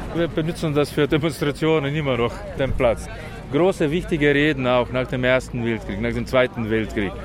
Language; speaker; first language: German; non-native, fluent; Slovenian